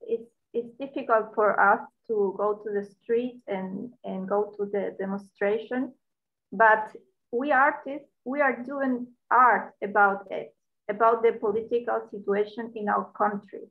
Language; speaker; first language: English; non-native, learner; Spanish